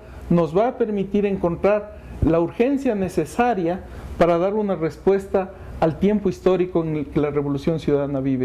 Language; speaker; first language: Spanish; native; Spanish